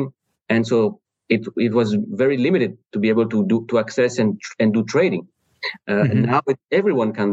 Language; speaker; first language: English; non-native, fluent; French